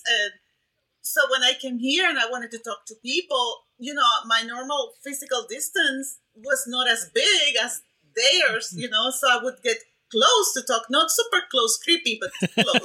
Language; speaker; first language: English; non-native, fluent; Spanish